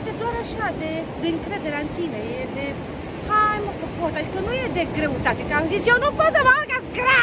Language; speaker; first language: Romanian; native; Romanian